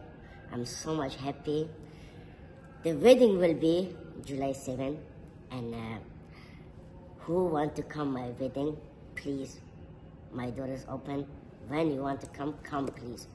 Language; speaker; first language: English; non-native, learner; Tajik